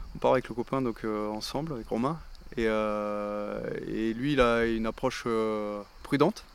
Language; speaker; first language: French; native; French